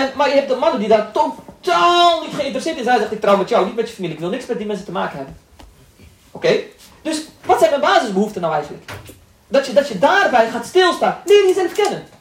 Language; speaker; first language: Dutch; early bilingual, other home language; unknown